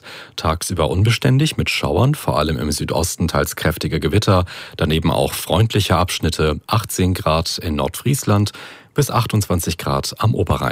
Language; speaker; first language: German; native; German